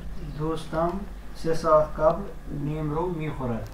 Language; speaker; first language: Persian; non-native, learner; Urdu